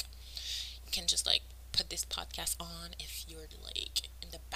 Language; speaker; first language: English; non-native, fluent; French